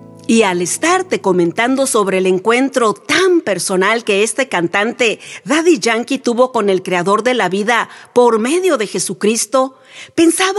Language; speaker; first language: Spanish; native; Spanish